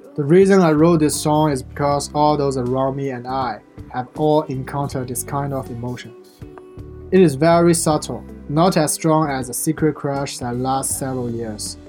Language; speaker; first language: English; non-native, fluent; Chinese